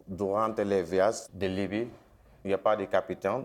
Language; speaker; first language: French; non-native, local second language; Wolof